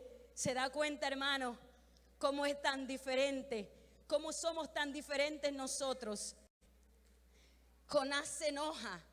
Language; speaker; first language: Spanish; native; Spanish